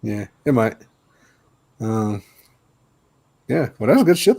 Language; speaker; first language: English; native; English